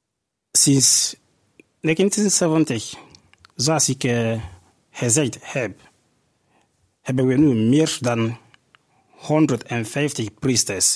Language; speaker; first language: Dutch; non-native, fluent; Igbo